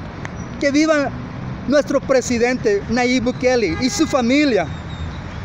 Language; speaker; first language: Spanish; early bilingual, heritage; Spanish